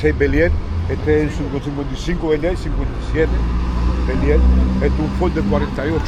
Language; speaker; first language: Spanish; native; Spanish